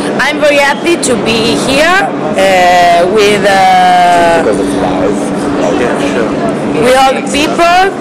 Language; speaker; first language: English; non-native, learner; Italian